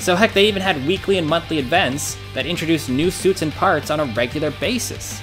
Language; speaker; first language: English; native; English